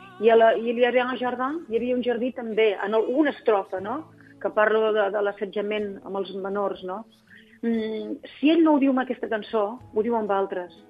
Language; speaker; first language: Catalan; native; Catalan